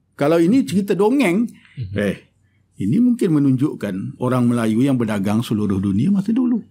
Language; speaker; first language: Malay; native; Malay